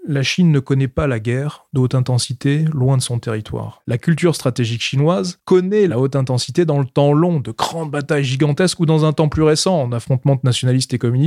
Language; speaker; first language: French; native; French